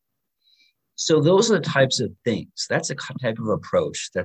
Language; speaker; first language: English; native; English